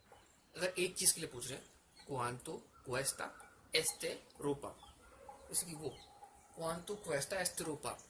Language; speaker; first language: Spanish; non-native, learner; Hindi